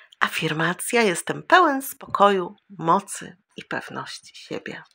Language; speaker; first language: Polish; native; Polish